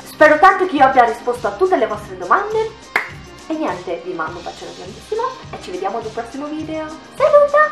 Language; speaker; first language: Italian; native; Italian